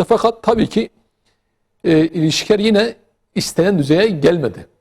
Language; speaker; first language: Turkish; native; Turkish